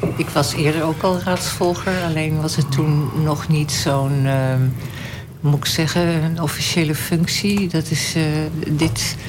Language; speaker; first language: Dutch; native; Dutch